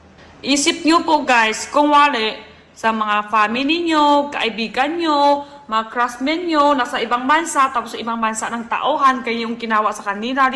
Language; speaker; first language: Filipino; non-native, learner; Chinese